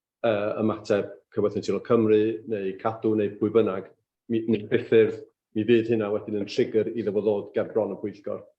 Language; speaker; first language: Welsh; native; Welsh